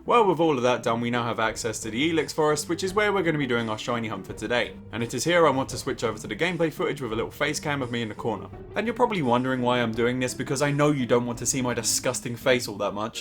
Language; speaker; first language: English; native; English